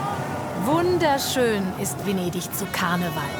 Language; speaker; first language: German; native; German